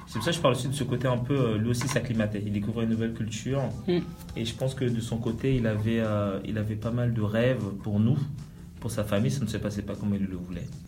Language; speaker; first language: French; early bilingual, other home language; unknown